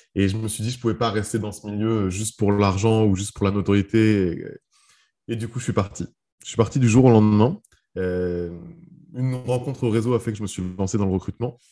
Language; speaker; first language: French; early bilingual, other home language; Arabic